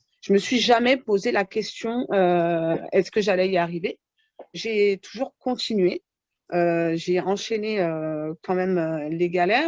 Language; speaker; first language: French; native; French